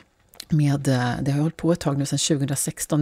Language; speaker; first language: Swedish; native; Swedish